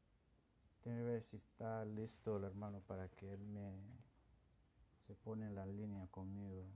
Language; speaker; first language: Spanish; non-native, local second language; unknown